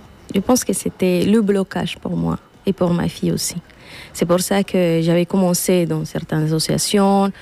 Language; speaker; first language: French; non-native, fluent; Spanish